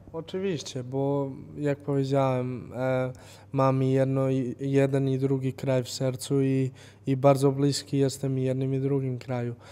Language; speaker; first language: Polish; non-native, fluent; Serbian